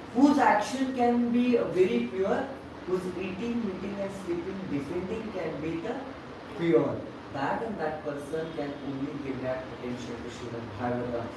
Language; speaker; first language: English; non-native, local second language; Hindi